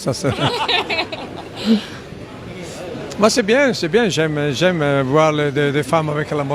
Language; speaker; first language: French; non-native, learner; Italian